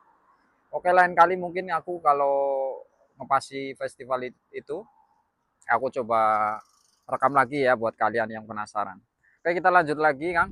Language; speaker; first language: Indonesian; non-native, local second language; Javanese